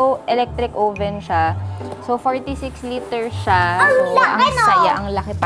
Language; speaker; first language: Filipino; native; Filipino